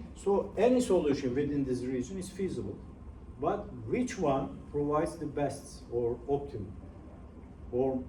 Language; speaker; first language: English; non-native, fluent; Turkish